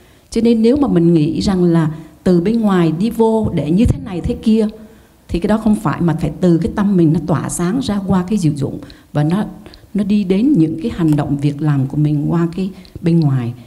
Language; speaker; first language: Vietnamese; native; Vietnamese